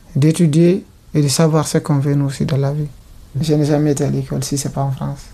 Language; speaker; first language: French; non-native, local second language; Fula